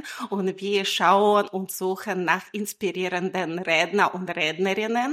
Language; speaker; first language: German; non-native, fluent; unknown